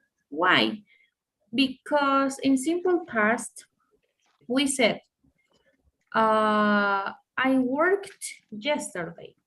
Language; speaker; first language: English; non-native, fluent; Spanish